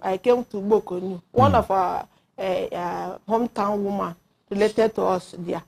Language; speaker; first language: English; non-native, local second language; Igbo